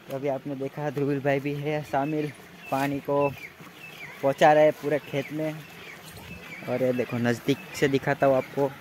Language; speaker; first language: Hindi; non-native, local second language; Gujarati